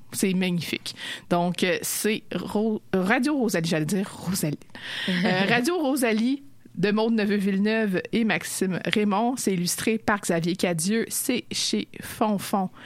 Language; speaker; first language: French; native; French